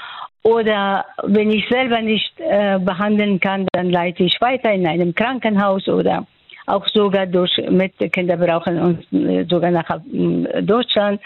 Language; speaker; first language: German; non-native, fluent; Persian